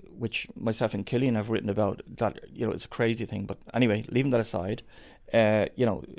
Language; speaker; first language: English; native; English